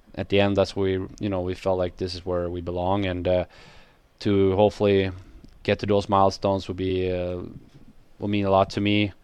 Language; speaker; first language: English; non-native, fluent; Swedish